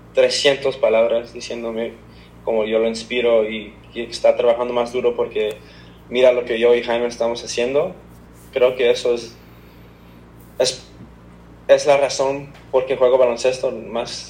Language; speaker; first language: Spanish; early bilingual, heritage; Spanish